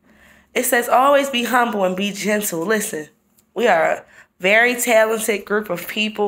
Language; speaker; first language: English; native; English